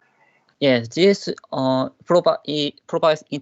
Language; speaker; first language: English; non-native, learner; Korean